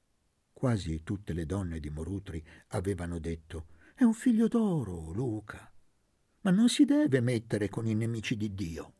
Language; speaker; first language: Italian; native; Italian